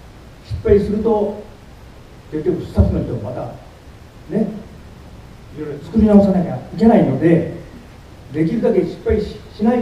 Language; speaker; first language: Japanese; native; Japanese